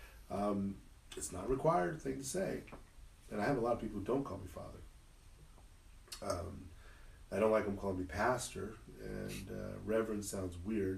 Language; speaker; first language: English; early bilingual, other home language; Spanish